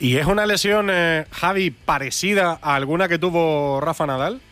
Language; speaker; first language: Spanish; native; Spanish